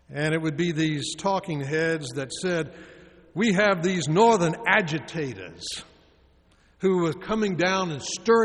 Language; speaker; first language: English; native; English